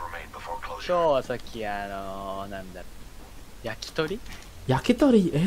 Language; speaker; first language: Japanese; native; Japanese